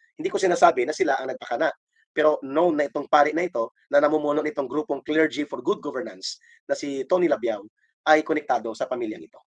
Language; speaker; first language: Filipino; native; Filipino